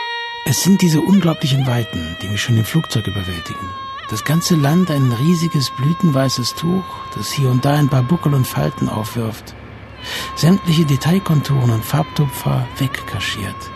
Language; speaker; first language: German; native; German